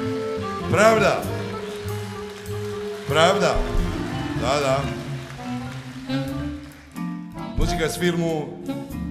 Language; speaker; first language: Russian; non-native, learner; Serbian